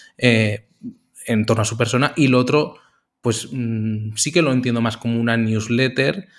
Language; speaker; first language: Spanish; native; Spanish